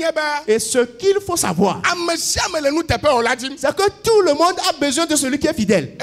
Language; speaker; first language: French; non-native, local second language; Ewe